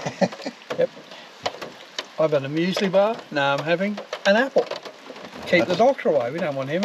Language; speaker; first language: English; native; English